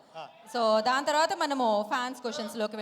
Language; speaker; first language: Telugu; native; Telugu